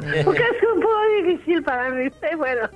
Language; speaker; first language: Spanish; non-native, learner; French